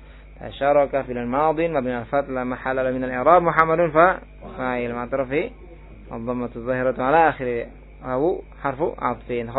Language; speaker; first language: Arabic; non-native, fluent; Indonesian